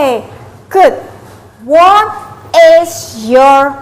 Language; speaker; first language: English; non-native, learner; Indonesian